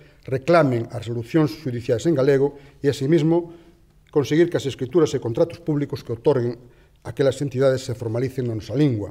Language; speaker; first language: Galician; native; Galician